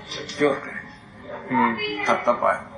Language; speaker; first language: Hindi; non-native, local second language; Kannada